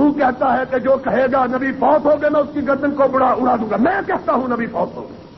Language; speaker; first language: Urdu; non-native, local second language; Punjabi